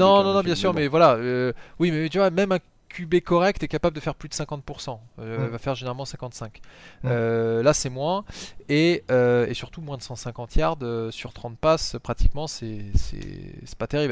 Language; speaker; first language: French; native; French